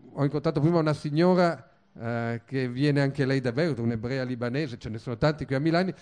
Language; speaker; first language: Italian; early bilingual, other home language; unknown